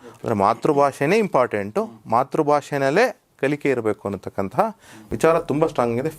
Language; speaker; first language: Kannada; native; Kannada